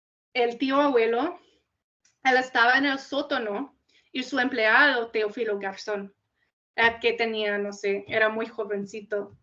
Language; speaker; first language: Spanish; non-native, fluent; English